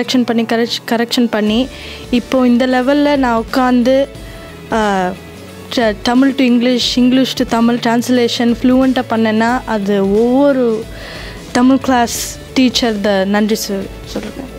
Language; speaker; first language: Tamil; non-native, fluent; Telugu